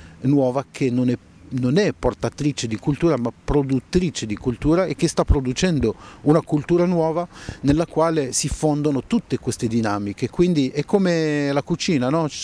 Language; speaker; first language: Italian; non-native, fluent; Arabic